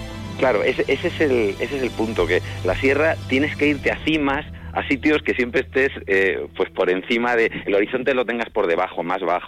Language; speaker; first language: Spanish; native; Spanish